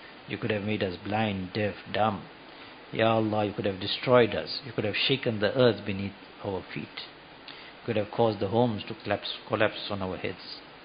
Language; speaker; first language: English; native; English